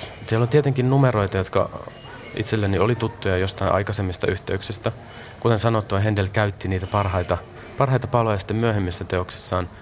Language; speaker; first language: Finnish; native; Finnish